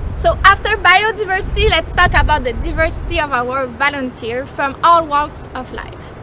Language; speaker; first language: English; non-native, local second language; French